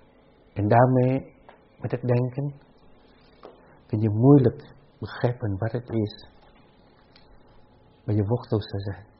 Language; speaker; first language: Dutch; non-native, fluent; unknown